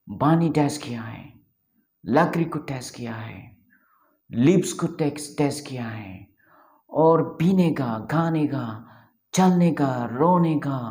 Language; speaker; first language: Hindi; non-native, local second language; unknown